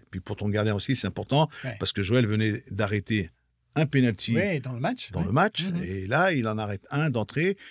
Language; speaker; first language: French; native; French